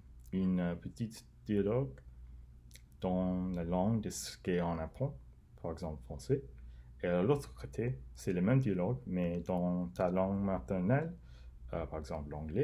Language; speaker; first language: French; non-native, learner; English